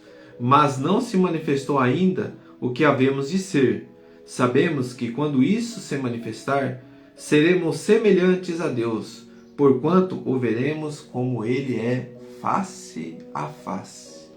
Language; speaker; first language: Portuguese; native; Portuguese